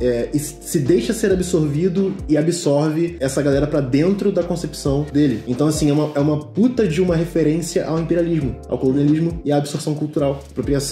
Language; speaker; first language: Portuguese; native; Portuguese